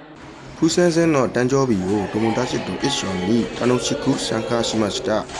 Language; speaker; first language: Japanese; non-native, learner; Burmese